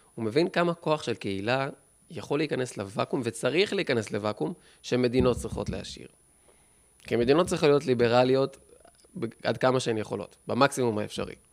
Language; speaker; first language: Hebrew; native; Hebrew